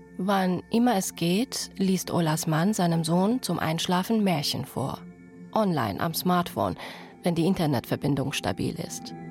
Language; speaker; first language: German; early bilingual, other home language; Persian